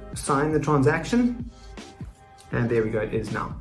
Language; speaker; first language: English; native; English